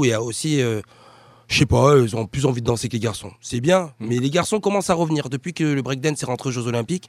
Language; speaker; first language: French; native; French